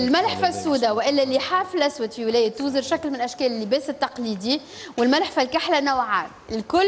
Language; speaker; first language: Arabic; native; Arabic